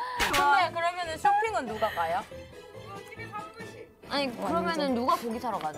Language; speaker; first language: Korean; native; Korean